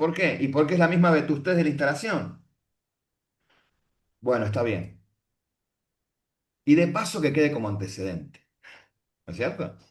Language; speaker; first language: Spanish; native; Spanish